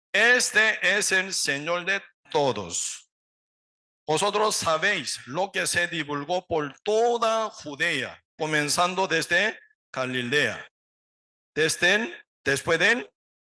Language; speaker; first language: Spanish; non-native, learner; Korean